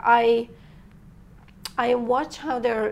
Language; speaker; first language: English; non-native, fluent; Romanian